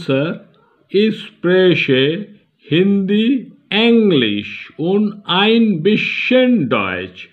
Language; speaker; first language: German; non-native, learner; Bangla